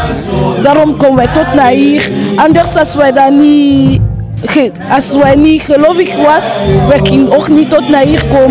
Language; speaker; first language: Dutch; early bilingual, other home language; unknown